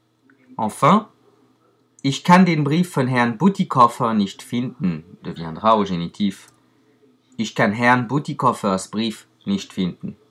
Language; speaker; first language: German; non-native, fluent; French